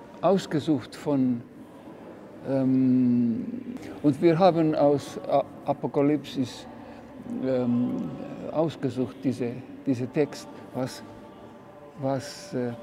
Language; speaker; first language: German; non-native, fluent; Estonian